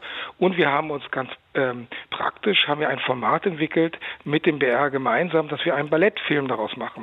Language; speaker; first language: German; native; German